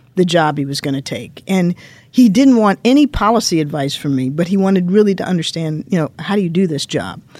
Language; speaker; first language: English; native; English